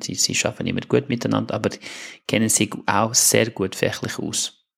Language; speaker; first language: German; non-native, fluent; English